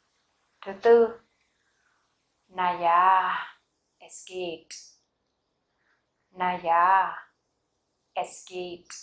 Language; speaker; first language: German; non-native, fluent; Vietnamese